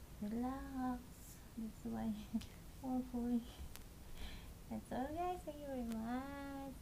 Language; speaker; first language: English; non-native, local second language; Cebuano